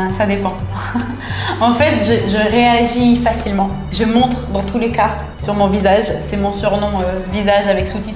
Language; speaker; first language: French; native; French